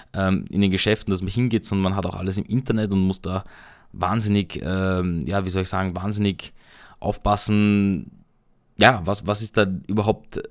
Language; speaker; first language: German; native; German